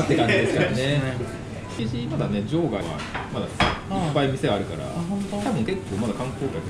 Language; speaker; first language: Japanese; native; Japanese